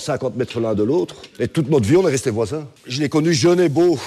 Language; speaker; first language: French; native; French